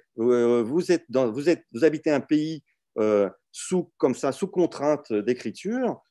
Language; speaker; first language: French; early bilingual, other home language; Russian